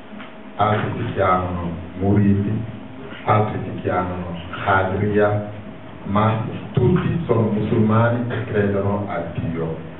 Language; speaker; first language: Italian; non-native, fluent; Wolof